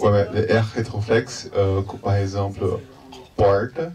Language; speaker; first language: French; non-native, fluent; Portuguese